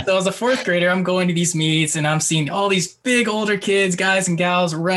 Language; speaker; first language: English; native; English